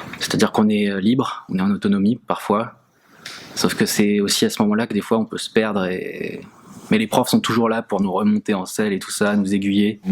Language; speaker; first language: French; native; French